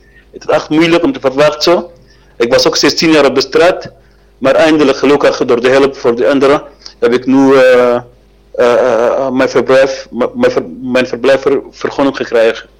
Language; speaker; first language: Dutch; non-native, learner; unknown